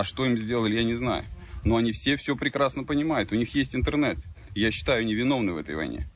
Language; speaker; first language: Russian; native; Russian